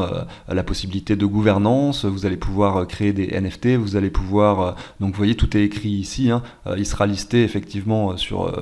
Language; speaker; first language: French; native; French